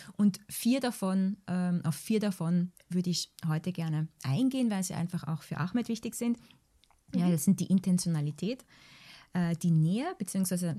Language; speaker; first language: German; native; German